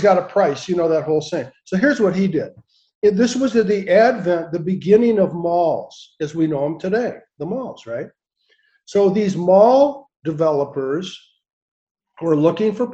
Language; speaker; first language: English; native; English